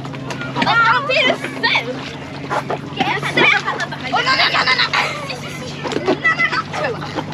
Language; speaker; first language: French; native; French